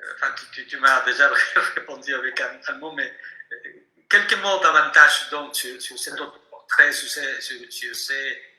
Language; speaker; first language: French; non-native, fluent; Spanish